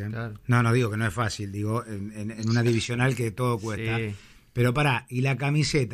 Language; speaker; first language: Spanish; native; Spanish